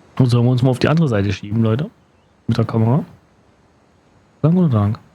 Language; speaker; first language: German; native; German